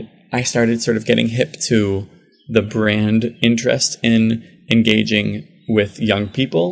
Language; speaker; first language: English; native; English